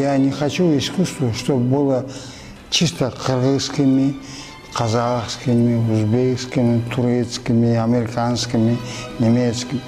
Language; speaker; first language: Russian; non-native, local second language; Kyrgyz